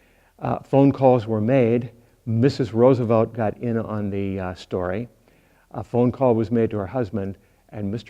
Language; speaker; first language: English; native; English